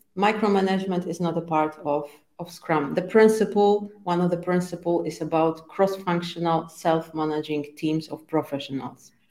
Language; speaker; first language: English; non-native, fluent; Polish